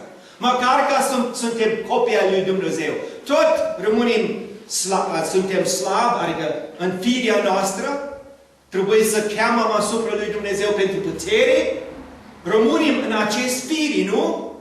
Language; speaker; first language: Romanian; non-native, learner; English